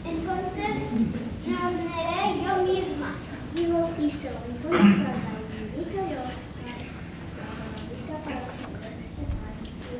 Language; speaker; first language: Spanish; non-native, learner; English